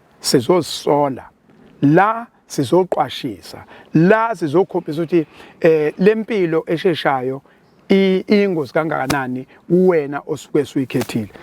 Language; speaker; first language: Zulu; native; Zulu